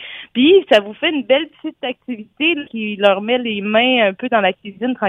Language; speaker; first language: French; native; French